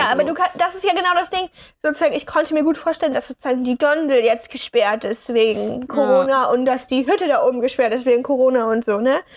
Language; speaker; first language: German; native; German